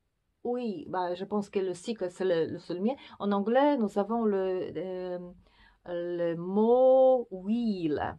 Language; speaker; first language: French; non-native, fluent; Polish